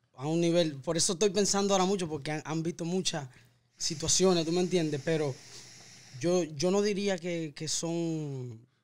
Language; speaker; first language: Spanish; early bilingual, other home language; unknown